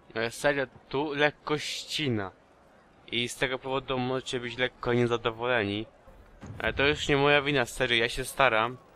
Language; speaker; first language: Polish; early bilingual, heritage; Polish